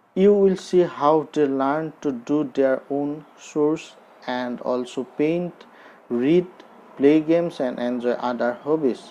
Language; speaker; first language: English; non-native, local second language; Assamese